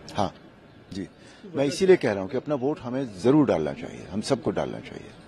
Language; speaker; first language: Hindi; native; Hindi